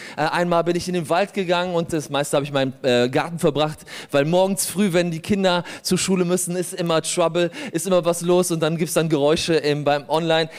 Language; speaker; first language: German; early bilingual, other home language; Polish